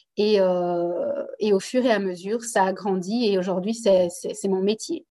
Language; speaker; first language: French; early bilingual, other home language; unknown